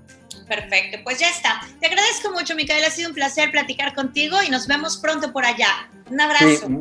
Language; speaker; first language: Spanish; native; Spanish